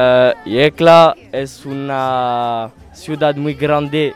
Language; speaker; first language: Spanish; non-native, learner; French